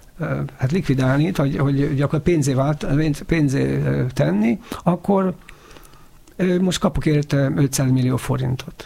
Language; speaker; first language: Hungarian; native; Hungarian